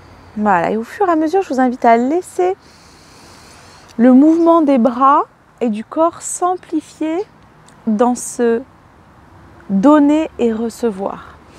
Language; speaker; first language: French; native; French